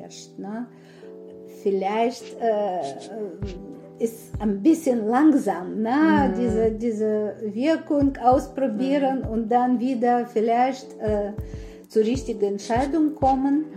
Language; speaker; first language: German; non-native, fluent; Russian